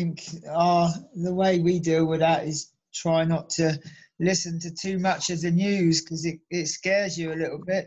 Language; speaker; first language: English; native; English